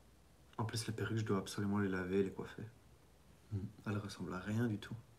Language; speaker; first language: French; native; French